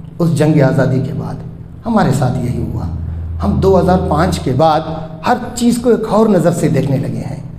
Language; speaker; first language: Urdu; non-native, local second language; Baluchi